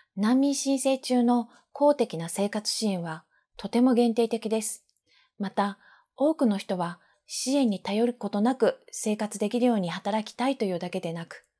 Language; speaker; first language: Japanese; native; Japanese